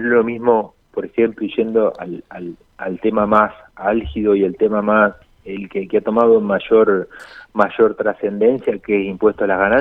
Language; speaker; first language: Spanish; native; Spanish